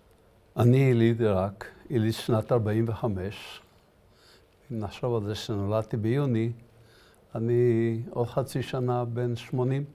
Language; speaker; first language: Hebrew; early bilingual, other home language; Arabic